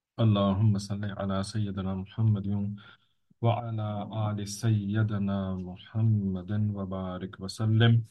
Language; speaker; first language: Urdu; native; Urdu